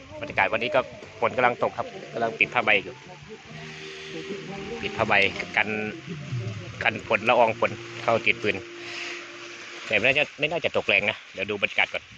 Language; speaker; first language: Thai; native; Thai